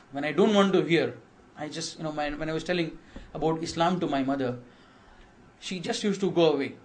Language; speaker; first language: English; non-native, local second language; Kannada